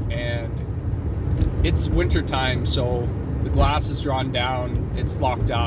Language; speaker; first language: English; native; English